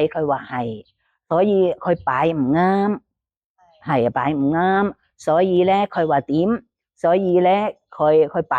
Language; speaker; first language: Cantonese; non-native, learner; Thai